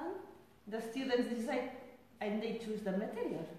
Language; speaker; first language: English; non-native, learner; Spanish